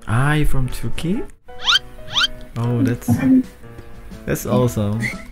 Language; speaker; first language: English; non-native, fluent; Indonesian